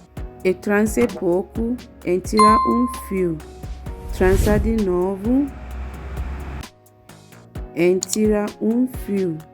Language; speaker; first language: Portuguese; non-native, learner; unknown